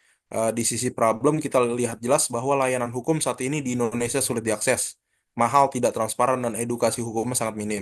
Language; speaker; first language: Indonesian; native; Indonesian